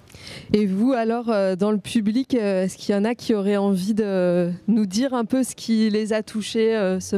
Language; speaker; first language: French; native; French